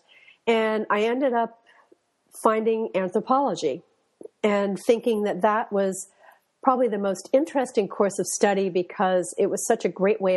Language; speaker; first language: English; native; English